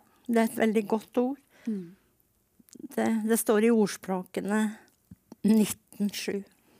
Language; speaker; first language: Norwegian; native; Norwegian